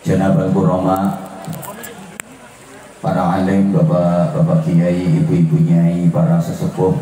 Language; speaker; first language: Indonesian; non-native, local second language; Javanese